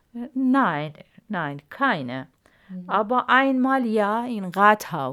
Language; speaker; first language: German; non-native, learner; Arabic